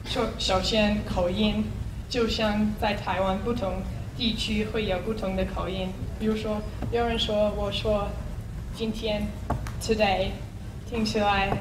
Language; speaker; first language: Chinese; non-native, fluent; English